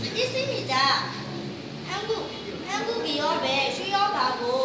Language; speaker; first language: Korean; non-native, learner; Burmese